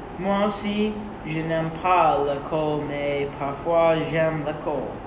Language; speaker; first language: French; non-native, learner; English